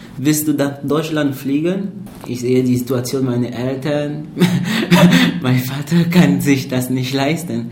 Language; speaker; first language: German; non-native, fluent; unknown